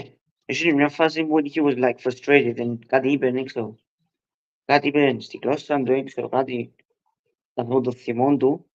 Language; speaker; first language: Greek; early bilingual, heritage; Greek